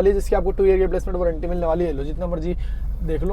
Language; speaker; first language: Hindi; native; Hindi